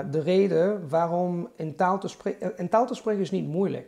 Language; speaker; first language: Dutch; non-native, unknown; Italian